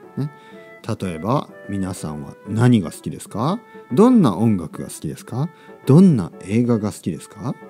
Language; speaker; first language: Japanese; native; Japanese